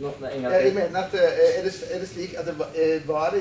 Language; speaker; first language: Norwegian; native; Norwegian